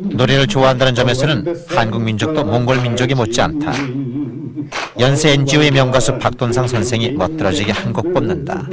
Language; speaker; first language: Korean; native; Korean